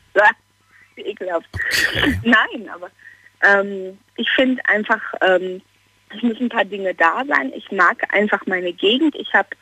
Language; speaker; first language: German; native; German